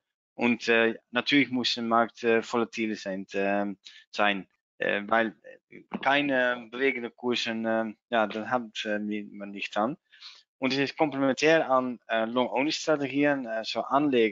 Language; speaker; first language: German; non-native, learner; Dutch